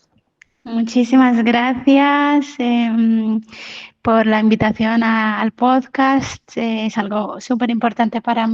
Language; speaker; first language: Spanish; non-native, fluent; Arabic